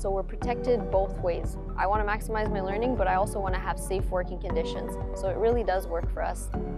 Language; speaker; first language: English; non-native, local second language; French